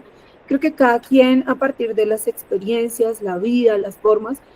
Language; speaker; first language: Spanish; native; Spanish